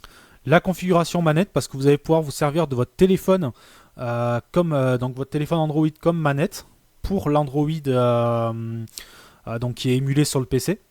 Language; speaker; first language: French; native; French